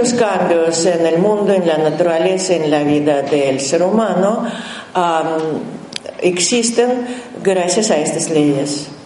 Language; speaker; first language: Spanish; non-native, learner; Russian